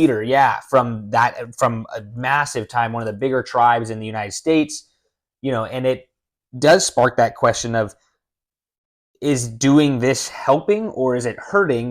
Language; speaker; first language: English; native; English